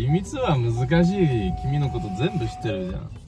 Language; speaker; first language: Japanese; non-native, fluent; French